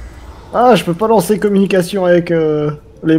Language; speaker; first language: French; native; French